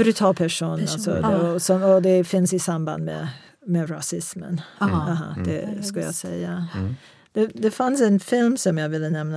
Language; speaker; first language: Swedish; non-native, fluent; English